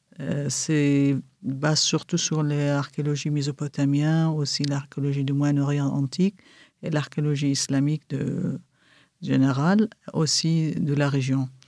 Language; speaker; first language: French; non-native, fluent; Kurdish